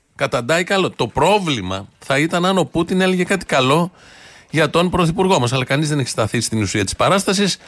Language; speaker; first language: Greek; native; Greek